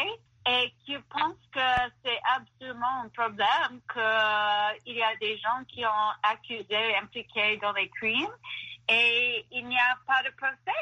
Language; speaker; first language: French; non-native, fluent; English